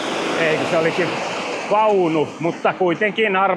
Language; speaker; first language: Finnish; native; Finnish